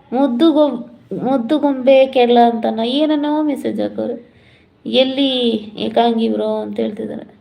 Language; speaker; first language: Kannada; non-native, local second language; Malayalam